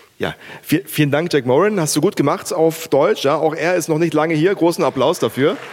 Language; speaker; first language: German; native; German